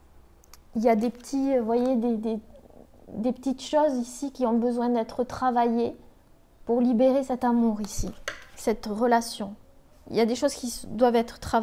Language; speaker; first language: French; native; French